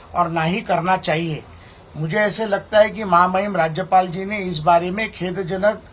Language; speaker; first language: Hindi; non-native, local second language; Marathi